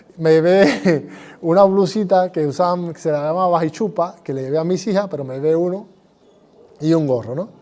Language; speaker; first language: Spanish; native; Spanish